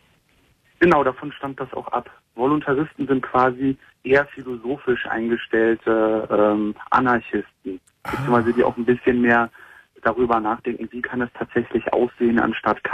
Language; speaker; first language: German; native; German